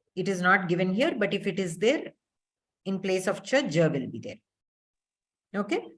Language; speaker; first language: English; non-native, local second language; Telugu